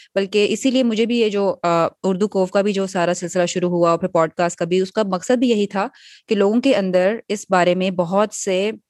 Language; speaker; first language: Urdu; native; Urdu